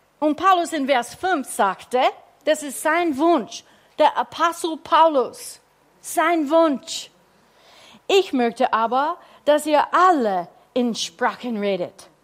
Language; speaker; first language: German; non-native, fluent; English